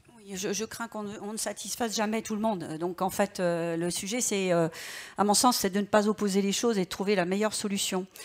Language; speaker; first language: French; native; French